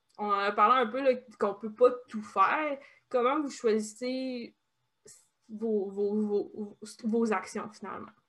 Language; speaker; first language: French; native; French